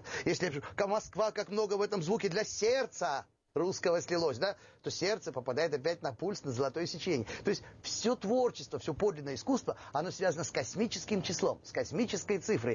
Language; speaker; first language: Russian; native; Russian